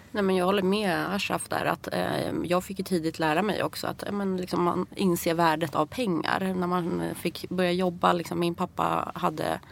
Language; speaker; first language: Swedish; early bilingual, other home language; Persian